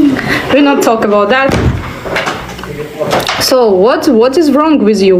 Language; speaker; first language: English; non-native, learner; Russian